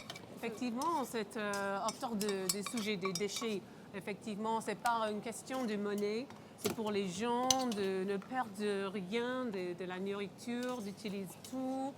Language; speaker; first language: French; non-native, local second language; English